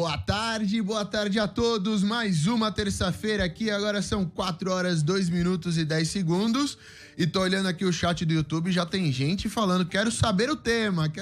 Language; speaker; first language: Portuguese; native; Portuguese